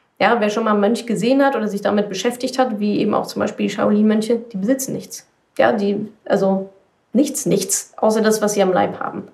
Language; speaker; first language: German; native; German